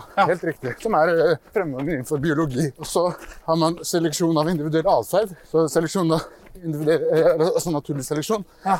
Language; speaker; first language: Norwegian; early bilingual, other home language; Persian